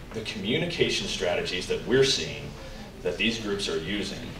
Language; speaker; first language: English; native; English